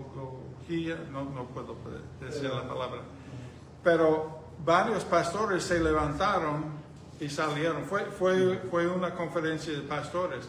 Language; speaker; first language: Spanish; non-native, fluent; English